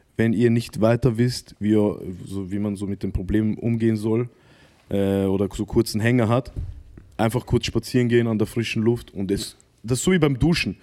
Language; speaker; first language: German; early bilingual, other home language; Arabic